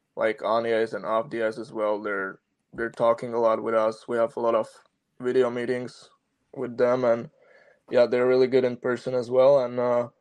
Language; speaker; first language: English; non-native, fluent; Slovak